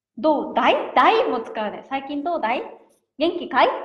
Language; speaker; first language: Japanese; native; Japanese